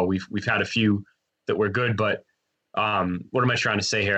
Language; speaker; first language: English; native; English